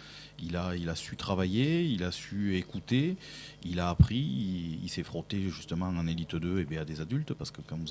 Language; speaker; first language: French; native; French